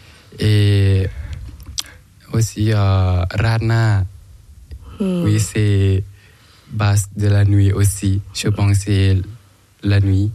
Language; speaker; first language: French; non-native, learner; Thai